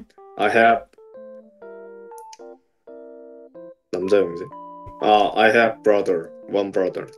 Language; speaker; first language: English; non-native, learner; Korean